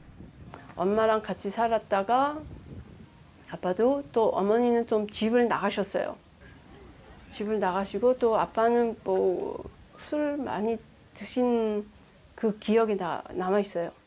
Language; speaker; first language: Korean; early bilingual, heritage; Korean